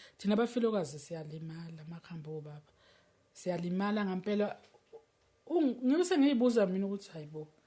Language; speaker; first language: Zulu; native; Zulu